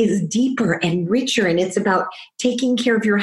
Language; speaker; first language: English; native; English